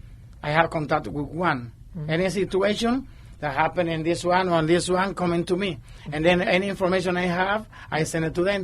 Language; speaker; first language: English; non-native, learner; Spanish